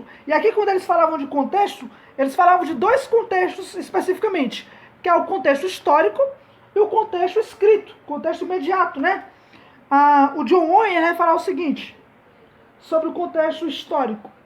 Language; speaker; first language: Portuguese; native; Portuguese